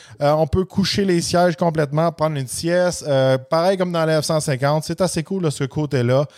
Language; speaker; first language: French; native; French